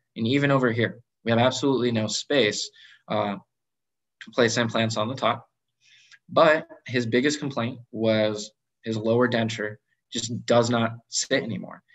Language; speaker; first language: English; native; English